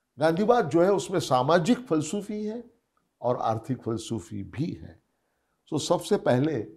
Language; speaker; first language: Hindi; non-native, local second language; Marathi